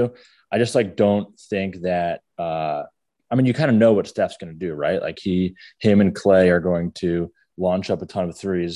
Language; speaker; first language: English; native; English